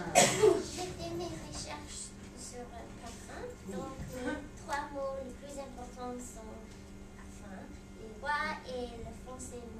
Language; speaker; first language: French; non-native, learner; English